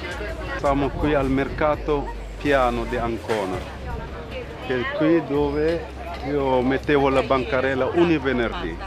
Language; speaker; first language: Italian; non-native, fluent; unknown